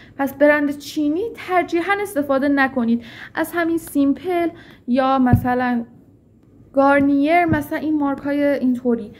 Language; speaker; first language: Persian; native; Persian